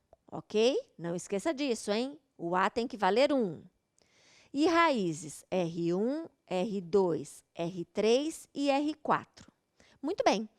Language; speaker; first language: Portuguese; native; Portuguese